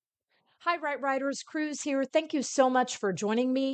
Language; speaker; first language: English; native; English